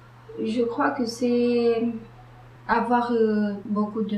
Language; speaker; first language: French; early bilingual, other home language; Romanian